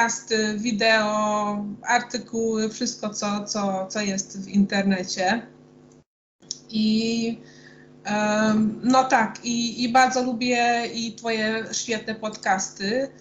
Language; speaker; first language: Polish; non-native, fluent; Hungarian